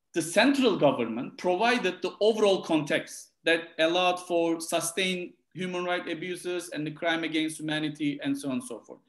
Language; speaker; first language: English; non-native, fluent; Turkish